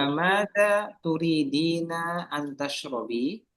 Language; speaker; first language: Arabic; non-native, fluent; Indonesian